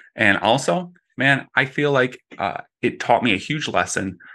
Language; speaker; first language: English; native; English